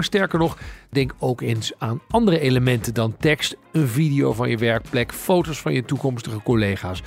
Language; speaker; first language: Dutch; native; Dutch